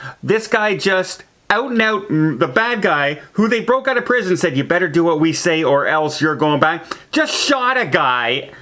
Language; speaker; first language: English; native; English